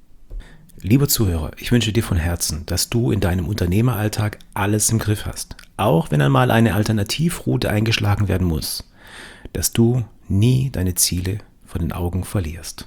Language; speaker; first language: German; native; German